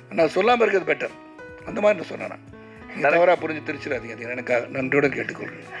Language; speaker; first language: Tamil; native; Tamil